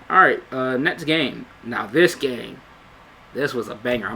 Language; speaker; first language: English; native; English